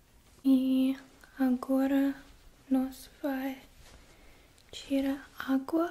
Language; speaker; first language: Portuguese; non-native, learner; English